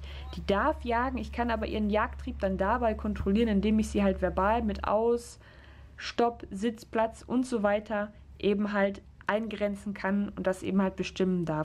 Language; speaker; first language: German; native; German